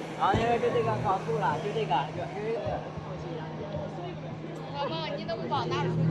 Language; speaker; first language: Chinese; non-native, learner; Bangla